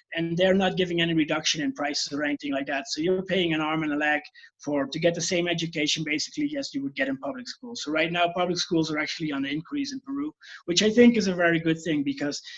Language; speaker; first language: English; non-native, fluent; Dutch